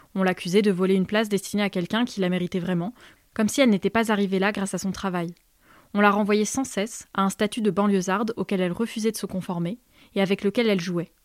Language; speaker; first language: French; native; French